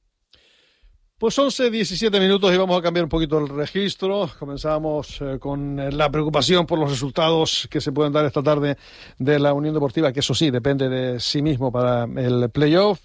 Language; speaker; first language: Spanish; native; Spanish